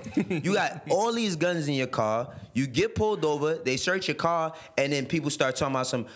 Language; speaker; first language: English; native; English